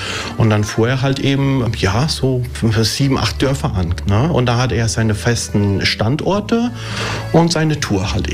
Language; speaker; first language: German; early bilingual, other home language; Italian